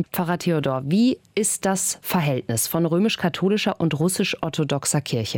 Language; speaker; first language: German; native; German